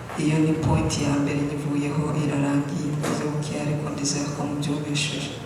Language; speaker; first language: Kinyarwanda; native; Kinyarwanda